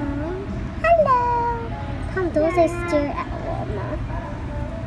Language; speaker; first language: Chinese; early bilingual, heritage; Chinese